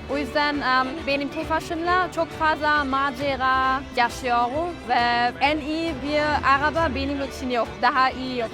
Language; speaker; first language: Turkish; non-native, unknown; German